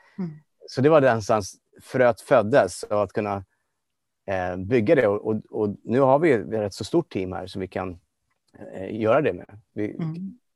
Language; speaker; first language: Swedish; non-native, fluent; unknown